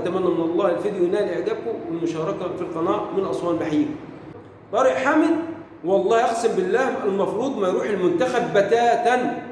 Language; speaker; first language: Arabic; native; Arabic